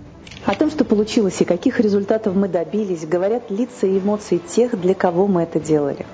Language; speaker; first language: Russian; native; Russian